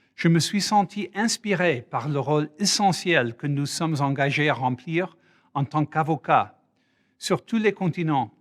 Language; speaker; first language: French; non-native, fluent; English